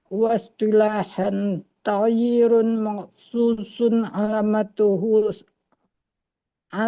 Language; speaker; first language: Arabic; non-native, learner; Indonesian